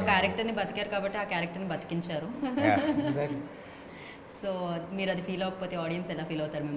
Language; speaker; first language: Telugu; native; Telugu